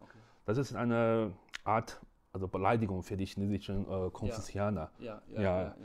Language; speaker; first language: German; non-native, fluent; Chinese